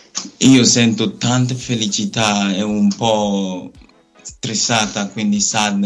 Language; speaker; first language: Italian; non-native, learner; Nigerian Pidgin